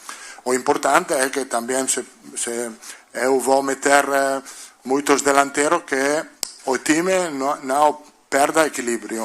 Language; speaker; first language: Portuguese; non-native, learner; Italian